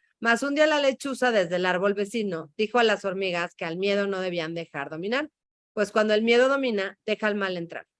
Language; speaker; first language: Spanish; native; Spanish